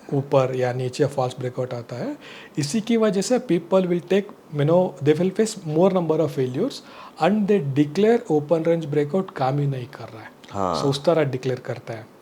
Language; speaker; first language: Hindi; non-native, local second language; Kannada